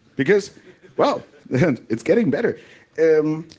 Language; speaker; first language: English; non-native, fluent; German